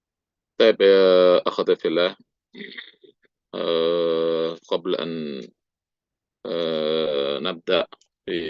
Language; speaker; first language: Arabic; non-native, fluent; Indonesian